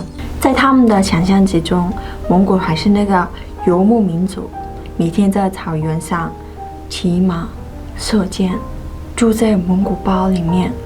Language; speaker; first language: Chinese; non-native, fluent; Mongolian